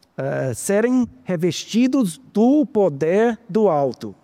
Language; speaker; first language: Portuguese; non-native, fluent; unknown